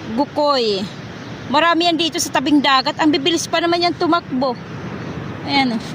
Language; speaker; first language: Filipino; non-native, local second language; Waray